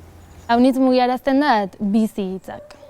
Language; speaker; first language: Basque; native; Basque